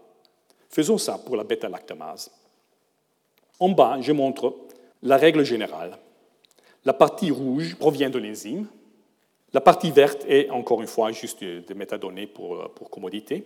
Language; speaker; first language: French; non-native, fluent; German